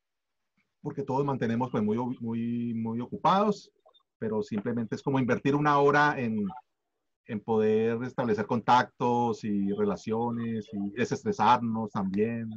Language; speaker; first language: Spanish; native; Spanish